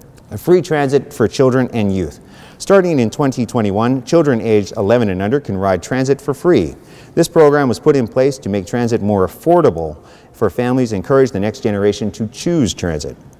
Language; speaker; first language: English; native; English